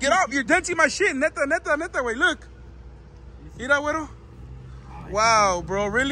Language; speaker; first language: English; early bilingual, other home language; Spanish